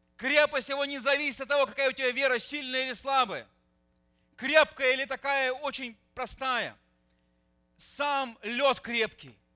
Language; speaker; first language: Russian; native; Russian